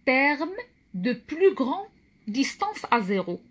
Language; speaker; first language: French; non-native, local second language; Arabic